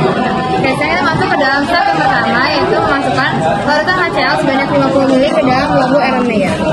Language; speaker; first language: Indonesian; native; Indonesian